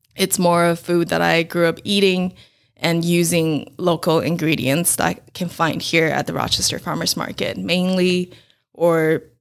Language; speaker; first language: English; non-native, fluent; Chinese